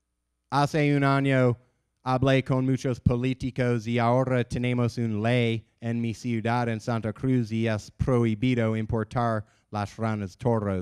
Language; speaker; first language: Spanish; non-native, learner; English